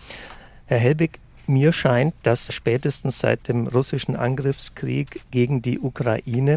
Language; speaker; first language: German; native; German